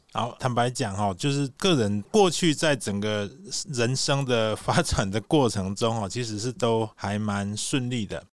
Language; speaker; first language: Chinese; native; Chinese